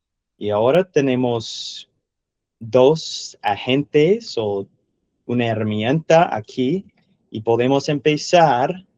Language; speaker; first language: Spanish; non-native, learner; English